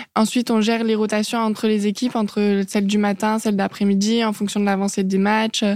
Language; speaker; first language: French; native; French